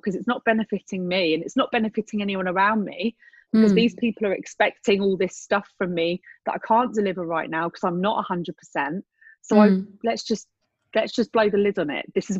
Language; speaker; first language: English; native; English